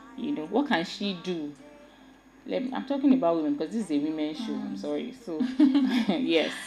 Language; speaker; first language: English; non-native, local second language; Yoruba